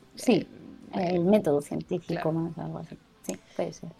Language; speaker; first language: Spanish; native; Spanish